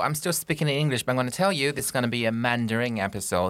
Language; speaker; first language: English; non-native, fluent; Chinese